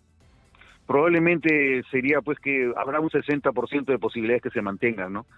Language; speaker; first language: Spanish; native; Spanish